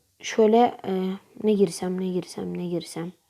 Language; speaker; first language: Turkish; native; Turkish